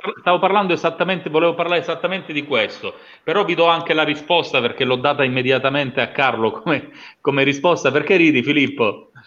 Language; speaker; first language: Italian; native; Italian